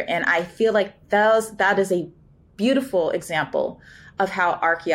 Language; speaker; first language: English; native; English